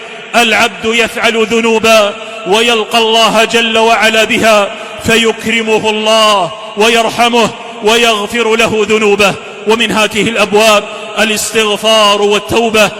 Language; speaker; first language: Arabic; native; Arabic